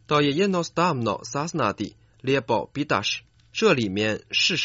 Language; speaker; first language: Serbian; non-native, fluent; Chinese